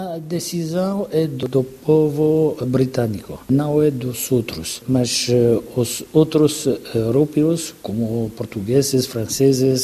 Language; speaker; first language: Portuguese; non-native, fluent; French